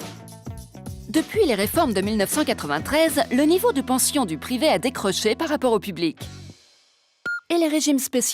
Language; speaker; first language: French; native; French